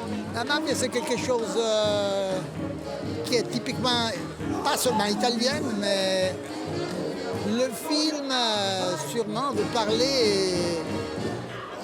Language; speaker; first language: French; non-native, fluent; Italian